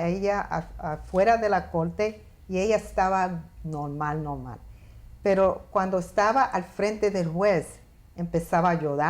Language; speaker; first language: Spanish; early bilingual, heritage; Spanish